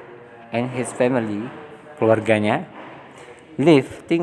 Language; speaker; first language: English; non-native, fluent; Indonesian